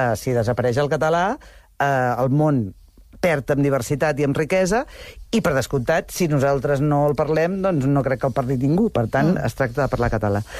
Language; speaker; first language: Catalan; native; Catalan